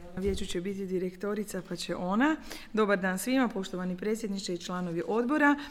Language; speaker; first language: Croatian; native; Croatian